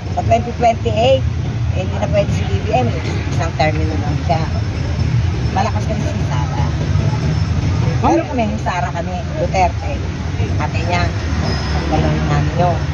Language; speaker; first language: Filipino; native; Filipino